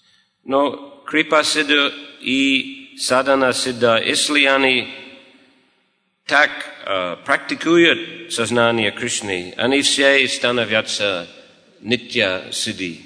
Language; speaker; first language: Russian; non-native, fluent; English